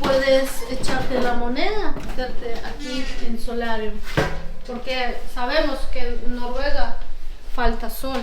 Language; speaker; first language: Spanish; non-native, fluent; Russian